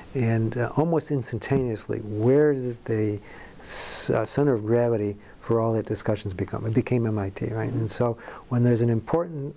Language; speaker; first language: English; native; English